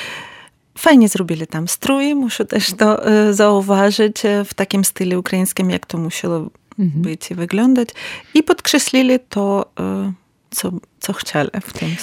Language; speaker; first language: Polish; non-native, learner; Ukrainian